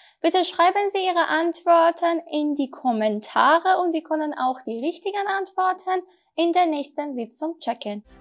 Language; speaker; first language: German; non-native, fluent; Persian